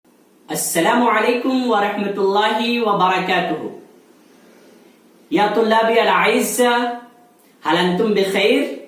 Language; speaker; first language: Arabic; non-native, fluent; Malayalam